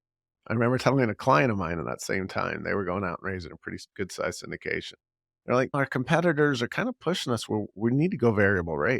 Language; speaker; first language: English; native; English